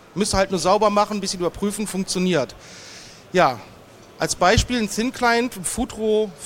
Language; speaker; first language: German; native; German